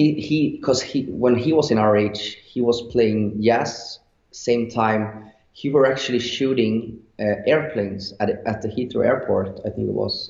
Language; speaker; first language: English; non-native, fluent; Swedish